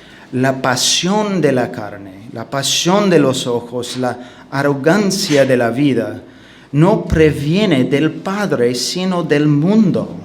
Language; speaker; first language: Spanish; non-native, fluent; English